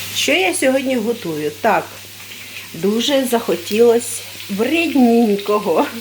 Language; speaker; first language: Ukrainian; non-native, local second language; Russian